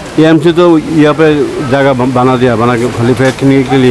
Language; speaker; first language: Hindi; non-native, local second language; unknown